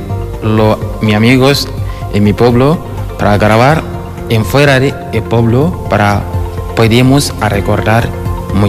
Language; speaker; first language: Spanish; non-native, learner; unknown